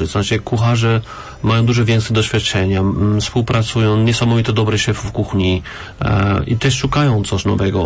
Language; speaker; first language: Polish; non-native, learner; French